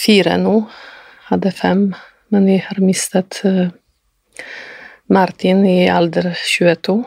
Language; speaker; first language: Norwegian; non-native, fluent; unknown